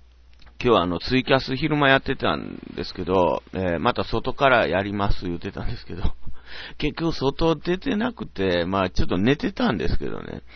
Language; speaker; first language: Japanese; native; Japanese